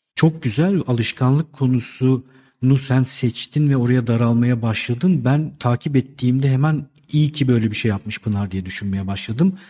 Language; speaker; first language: Turkish; native; Turkish